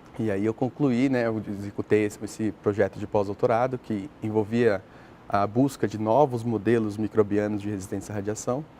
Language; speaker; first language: Portuguese; native; Portuguese